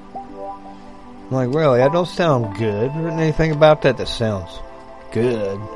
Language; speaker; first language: English; native; English